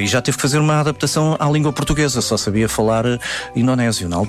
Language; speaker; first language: Portuguese; native; Portuguese